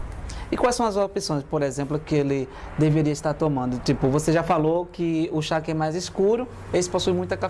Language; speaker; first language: Portuguese; native; Portuguese